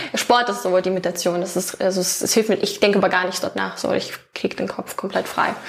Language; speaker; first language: German; non-native, fluent; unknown